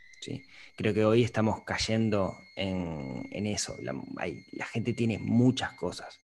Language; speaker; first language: Spanish; native; Spanish